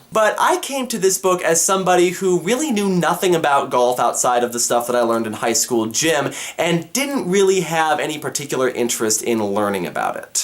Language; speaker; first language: English; native; English